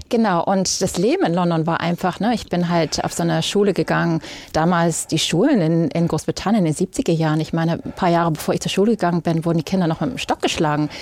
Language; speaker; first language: German; early bilingual, other home language; English